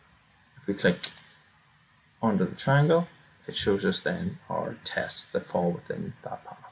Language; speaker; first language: English; native; English